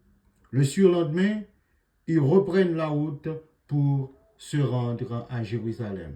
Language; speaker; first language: French; native; French